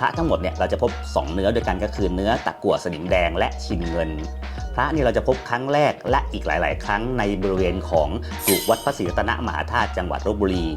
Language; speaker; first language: Thai; native; Thai